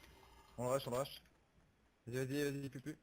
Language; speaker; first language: French; native; French